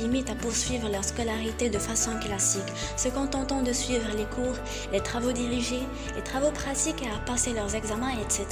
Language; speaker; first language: French; non-native, local second language; Arabic